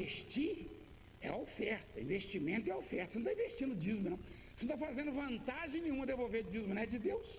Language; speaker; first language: Portuguese; native; Portuguese